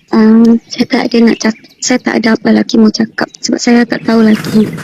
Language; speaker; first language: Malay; non-native, local second language; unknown